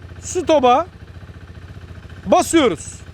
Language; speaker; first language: Turkish; native; Turkish